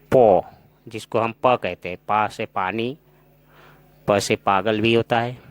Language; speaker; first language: Hindi; non-native, local second language; Assamese